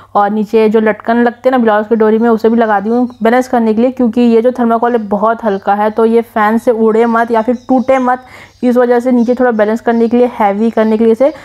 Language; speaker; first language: Hindi; non-native, local second language; Nepali